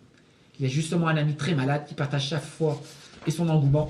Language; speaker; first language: French; native; French